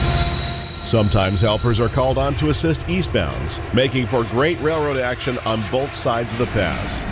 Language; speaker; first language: English; native; English